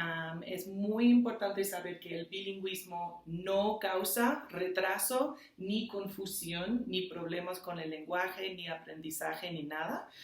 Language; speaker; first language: Spanish; non-native, fluent; English